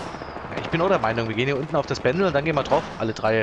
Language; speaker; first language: German; native; German